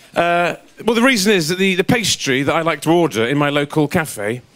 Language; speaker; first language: English; native; English